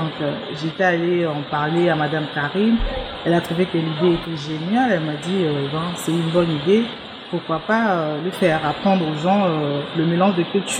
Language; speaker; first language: French; non-native, local second language; Luba-Lulua